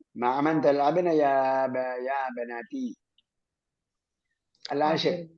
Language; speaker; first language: Arabic; non-native, fluent; Malayalam